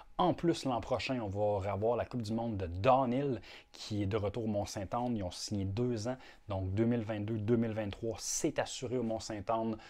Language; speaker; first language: French; native; French